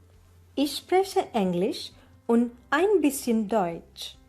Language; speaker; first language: German; non-native, fluent; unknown